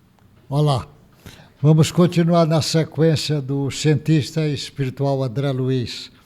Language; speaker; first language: Portuguese; native; Portuguese